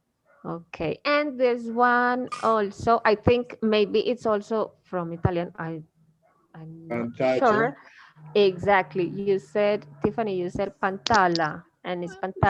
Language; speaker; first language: English; non-native, fluent; Spanish